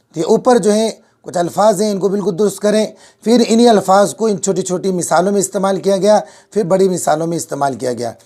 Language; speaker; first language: Urdu; native; Urdu